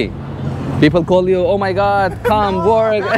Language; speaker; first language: English; non-native, learner; Turkish